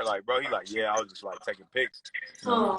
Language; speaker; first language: English; native; English